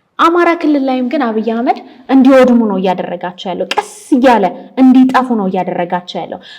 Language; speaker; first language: Amharic; native; Amharic